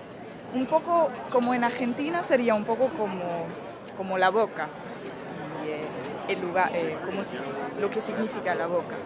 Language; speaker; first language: Spanish; non-native, fluent; Danish